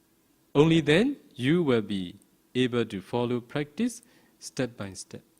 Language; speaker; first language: English; non-native, fluent; Burmese